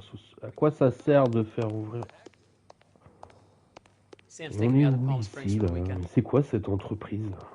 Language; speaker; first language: French; native; French